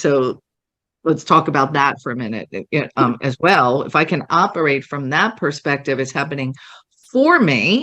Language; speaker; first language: English; native; English